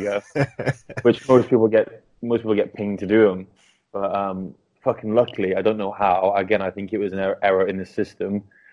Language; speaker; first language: English; native; English